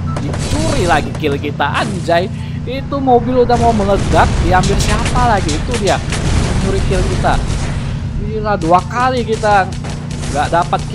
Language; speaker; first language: Indonesian; native; Indonesian